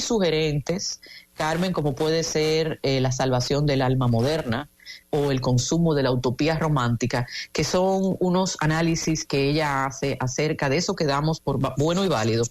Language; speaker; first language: Spanish; native; Spanish